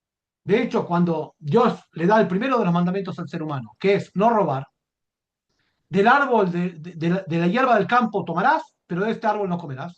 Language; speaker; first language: Spanish; native; Spanish